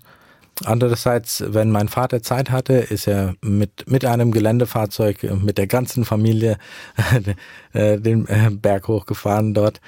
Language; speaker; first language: German; early bilingual, heritage; German